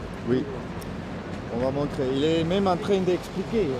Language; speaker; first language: French; non-native, learner; Dutch